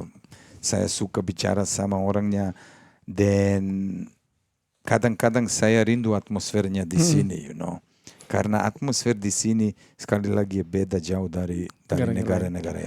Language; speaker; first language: Indonesian; non-native, fluent; Serbian